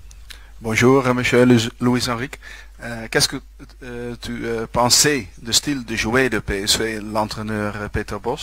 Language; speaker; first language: French; non-native, learner; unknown